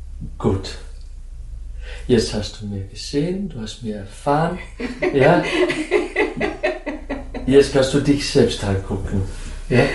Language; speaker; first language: German; non-native, fluent; Dutch